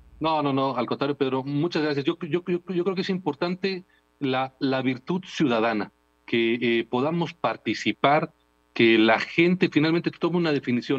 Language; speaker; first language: Spanish; native; Spanish